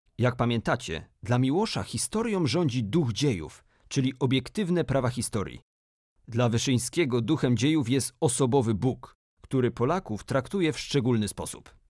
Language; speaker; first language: Polish; native; Polish